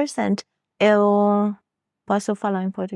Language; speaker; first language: Portuguese; non-native, learner; Thai